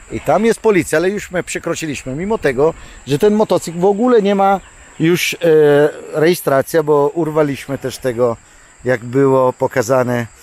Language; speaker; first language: Polish; non-native, learner; Italian